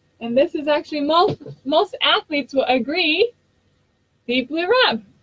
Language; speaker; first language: English; non-native, fluent; Japanese